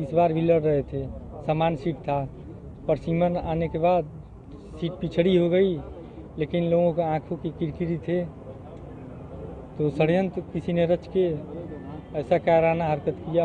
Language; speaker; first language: Hindi; native; Hindi